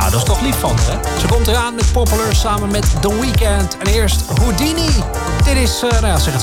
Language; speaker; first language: Dutch; native; Dutch